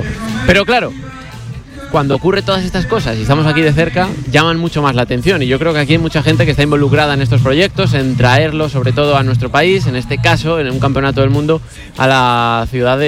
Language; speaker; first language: Spanish; native; Spanish